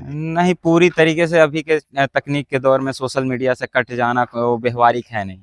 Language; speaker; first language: Bhojpuri; native; Bhojpuri